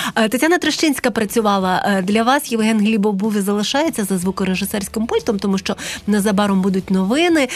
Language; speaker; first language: Ukrainian; native; Ukrainian